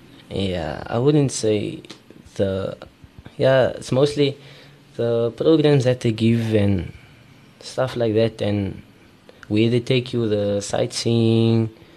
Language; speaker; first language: English; native; English